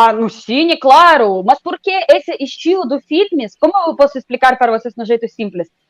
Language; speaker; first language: Portuguese; non-native, fluent; Russian